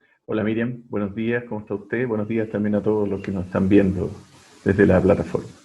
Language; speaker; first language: Spanish; native; Spanish